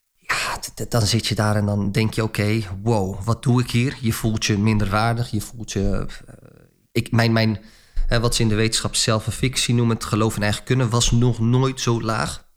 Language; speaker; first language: Dutch; early bilingual, other home language; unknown